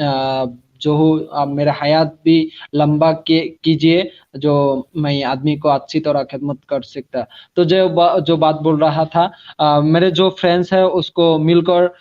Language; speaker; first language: Hindi; non-native, learner; Bangla